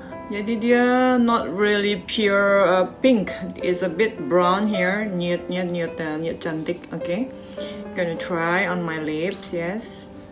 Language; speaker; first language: English; non-native, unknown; Indonesian